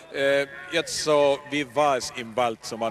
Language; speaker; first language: German; non-native, fluent; Finnish